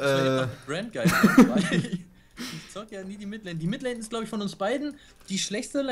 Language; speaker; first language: German; native; German